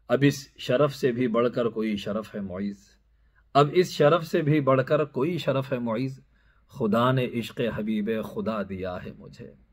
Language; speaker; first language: Urdu; native; Urdu